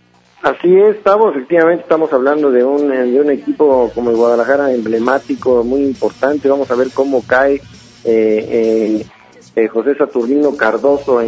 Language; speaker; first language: Spanish; native; Spanish